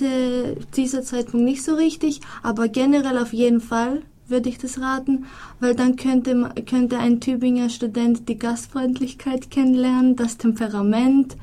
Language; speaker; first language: German; non-native, fluent; Greek